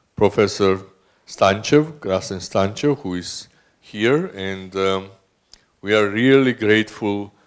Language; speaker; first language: English; non-native, fluent; Georgian